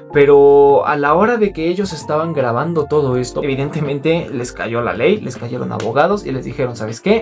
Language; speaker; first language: Spanish; native; Spanish